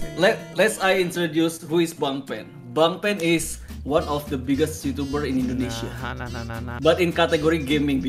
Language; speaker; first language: English; non-native, learner; Indonesian